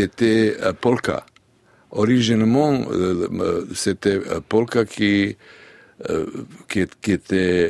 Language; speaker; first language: French; non-native, learner; Serbian